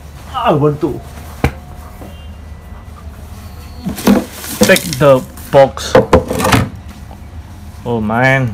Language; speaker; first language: English; non-native, learner; Indonesian